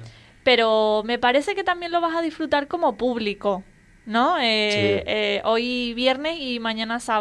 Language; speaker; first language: Spanish; native; Spanish